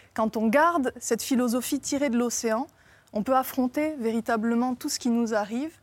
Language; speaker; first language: French; native; French